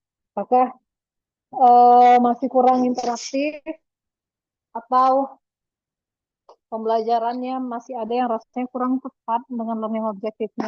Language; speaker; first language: Indonesian; native; Indonesian